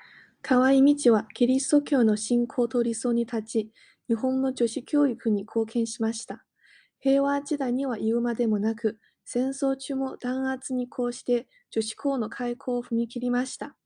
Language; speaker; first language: Japanese; non-native, learner; English